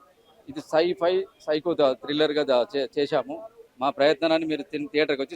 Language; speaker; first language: Telugu; native; Telugu